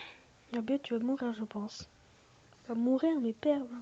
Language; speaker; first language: French; native; French